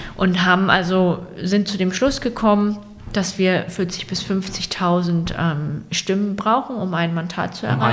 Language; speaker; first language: German; native; German